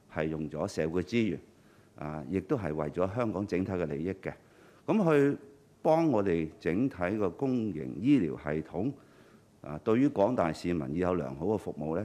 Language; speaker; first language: Cantonese; native; Cantonese